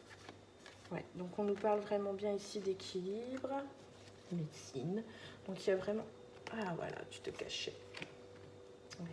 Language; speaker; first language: French; native; French